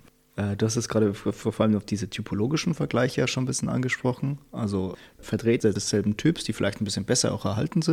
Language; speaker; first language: German; native; German